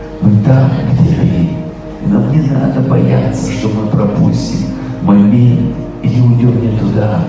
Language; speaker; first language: Russian; native; Russian